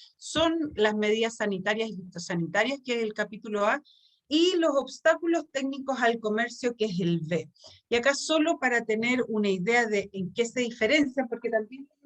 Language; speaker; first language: Spanish; native; Spanish